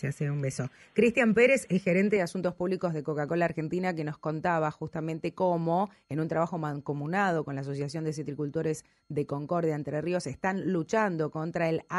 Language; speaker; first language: Spanish; native; Spanish